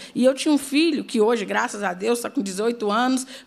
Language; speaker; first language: Portuguese; native; Portuguese